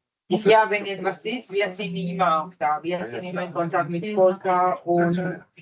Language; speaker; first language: German; non-native, fluent; Italian